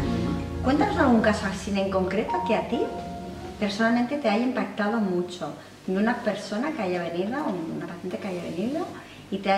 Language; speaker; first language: Spanish; native; Spanish